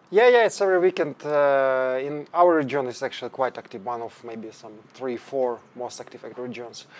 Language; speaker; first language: English; non-native, fluent; Ukrainian